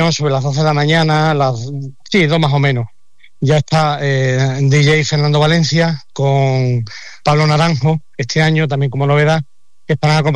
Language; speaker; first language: Spanish; native; Spanish